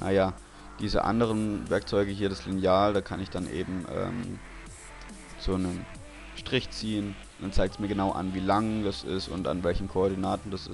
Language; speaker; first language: German; native; German